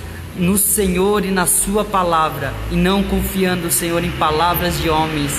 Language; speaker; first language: Portuguese; native; Portuguese